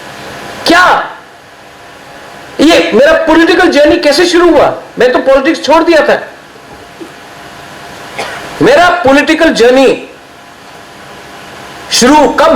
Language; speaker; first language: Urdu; non-native, local second language; Kok Borok